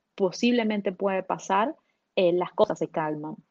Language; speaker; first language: Spanish; native; Spanish